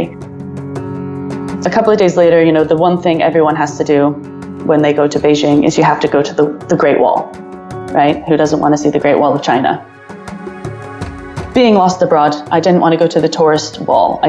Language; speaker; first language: English; native; English